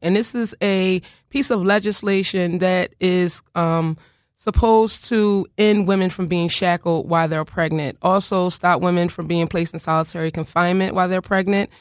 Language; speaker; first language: English; native; English